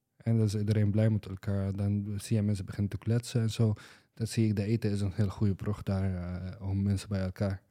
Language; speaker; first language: Dutch; non-native, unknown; Arabic